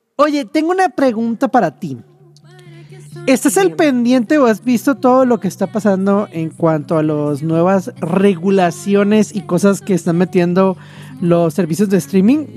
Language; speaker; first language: Spanish; native; Spanish